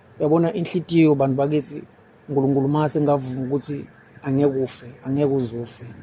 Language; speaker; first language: Zulu; non-native, local second language; Swati